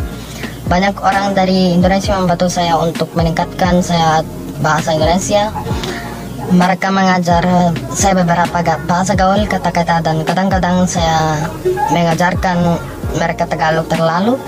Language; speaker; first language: Indonesian; non-native, learner; Filipino